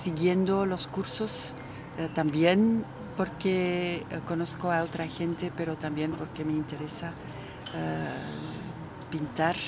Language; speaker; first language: Spanish; non-native, fluent; Dutch